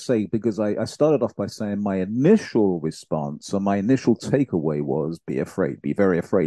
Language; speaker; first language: English; native; English